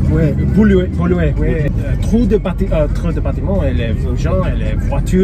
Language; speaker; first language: French; non-native, learner; English